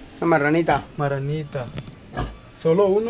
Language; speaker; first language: Spanish; native; Spanish